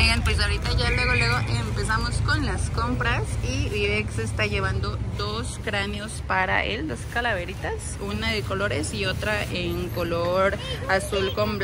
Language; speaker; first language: Spanish; native; Spanish